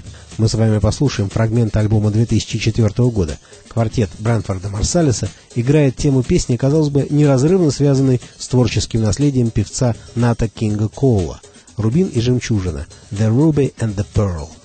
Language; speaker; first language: Russian; native; Russian